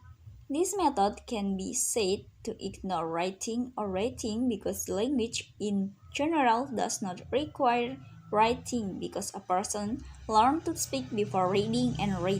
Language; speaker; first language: English; non-native, learner; Indonesian